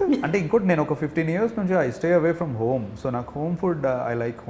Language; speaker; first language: Telugu; native; Telugu